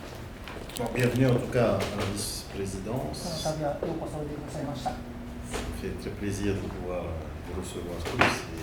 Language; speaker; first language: French; native; French